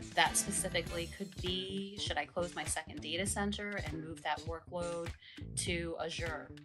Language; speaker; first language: English; native; English